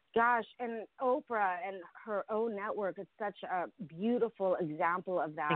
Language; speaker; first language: English; early bilingual, other home language; Russian